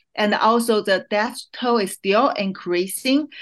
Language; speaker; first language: English; non-native, fluent; Chinese